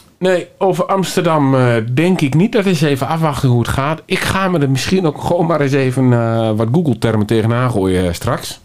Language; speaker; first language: Dutch; native; Dutch